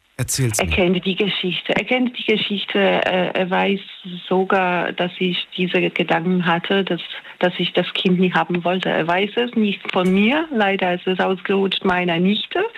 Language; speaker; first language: German; non-native, fluent; Polish